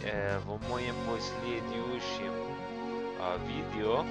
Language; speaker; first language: Russian; non-native, learner; English